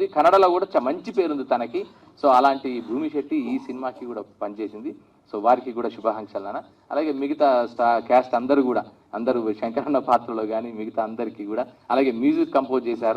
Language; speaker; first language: Telugu; native; Telugu